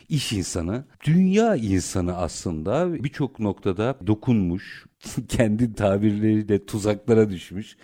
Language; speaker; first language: Turkish; native; Turkish